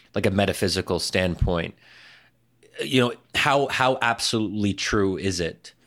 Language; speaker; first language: English; early bilingual, other home language; Arabic